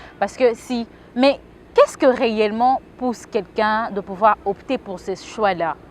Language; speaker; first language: French; non-native, local second language; Lingala